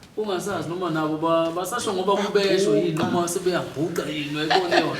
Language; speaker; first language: Zulu; native; Zulu